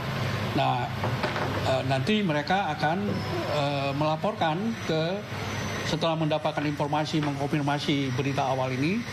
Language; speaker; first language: Indonesian; native; Indonesian